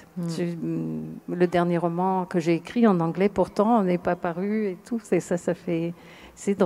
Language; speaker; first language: French; non-native, fluent; English